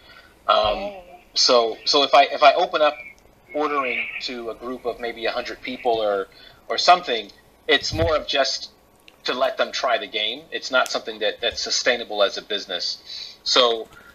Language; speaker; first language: English; native; English